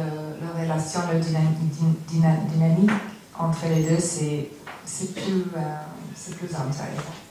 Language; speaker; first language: French; non-native, learner; English